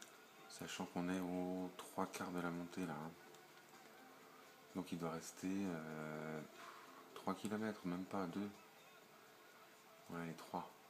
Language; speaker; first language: French; native; French